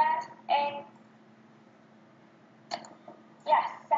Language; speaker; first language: English; non-native, learner; Vietnamese